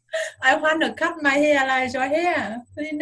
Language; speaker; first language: English; non-native, fluent; Vietnamese